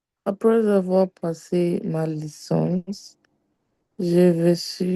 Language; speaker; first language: French; non-native, learner; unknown